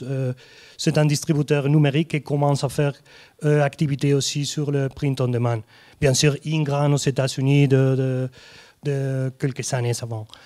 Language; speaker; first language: French; non-native, fluent; Spanish